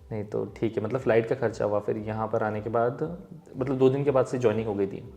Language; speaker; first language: Hindi; native; Hindi